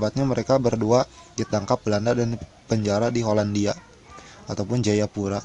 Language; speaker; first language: Indonesian; native; Indonesian